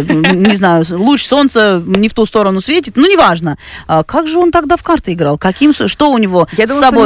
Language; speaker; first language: Russian; native; Russian